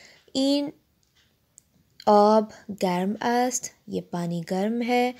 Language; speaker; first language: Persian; non-native, fluent; Urdu